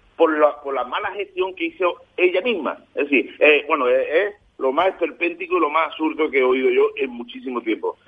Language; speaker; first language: Spanish; native; Spanish